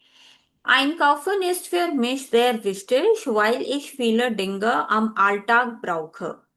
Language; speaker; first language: German; non-native, fluent; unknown